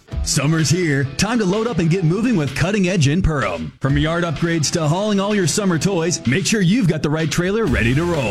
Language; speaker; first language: English; native; English